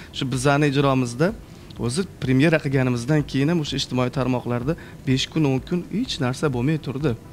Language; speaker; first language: Uzbek; native; Uzbek